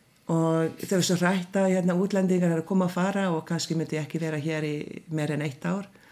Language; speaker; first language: Icelandic; non-native, fluent; Hungarian